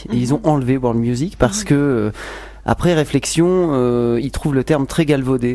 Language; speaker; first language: French; native; French